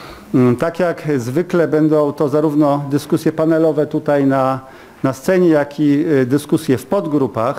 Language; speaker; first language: Polish; native; Polish